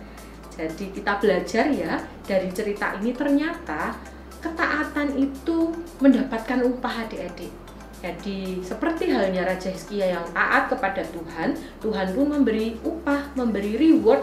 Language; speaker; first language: Indonesian; native; Indonesian